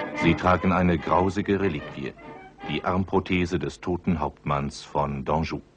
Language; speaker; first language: German; native; German